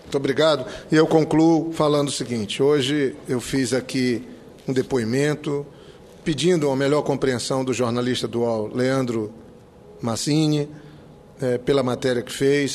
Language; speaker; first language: Portuguese; native; Portuguese